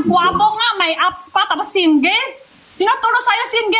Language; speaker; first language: Filipino; non-native, learner; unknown